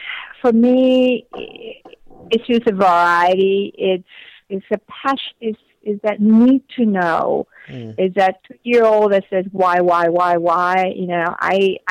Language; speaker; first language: English; non-native, fluent; Spanish